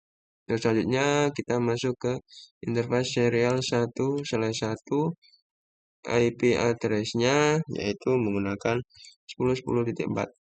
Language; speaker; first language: Indonesian; native; Indonesian